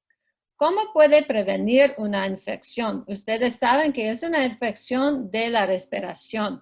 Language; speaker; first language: Spanish; non-native, fluent; English